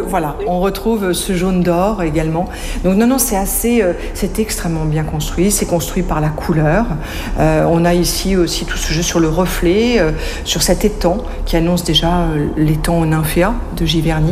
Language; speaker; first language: French; native; French